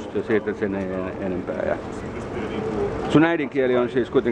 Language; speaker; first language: Finnish; early bilingual, heritage; Finnish